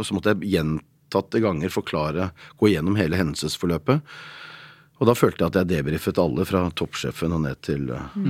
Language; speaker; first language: Norwegian; native; Norwegian